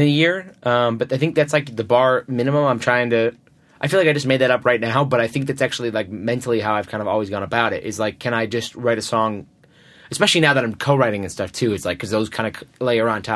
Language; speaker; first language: English; native; English